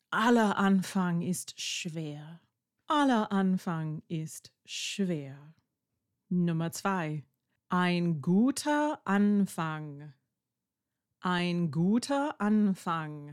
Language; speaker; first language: German; non-native, fluent; English